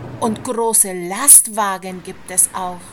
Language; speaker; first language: German; non-native, fluent; Spanish